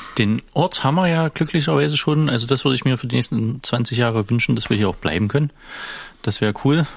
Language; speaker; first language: German; native; German